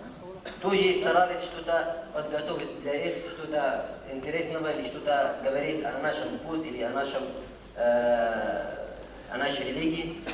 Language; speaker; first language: Russian; non-native, learner; Arabic